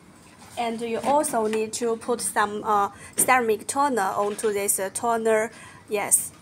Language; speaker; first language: English; non-native, learner; Chinese